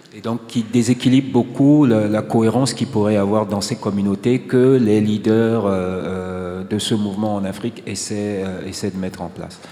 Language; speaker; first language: French; non-native, local second language; Ewe